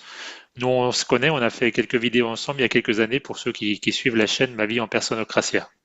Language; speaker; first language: French; native; French